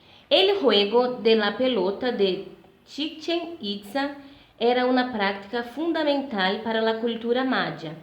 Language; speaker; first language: Spanish; non-native, fluent; Portuguese